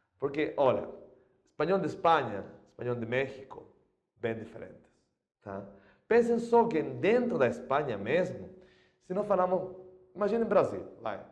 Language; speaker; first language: Portuguese; non-native, fluent; Spanish